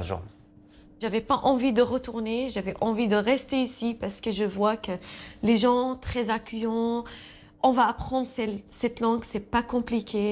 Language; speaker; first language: French; non-native, fluent; Assyrian Neo-Aramaic